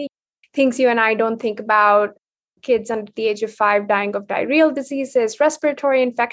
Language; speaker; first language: English; non-native, local second language; Hindi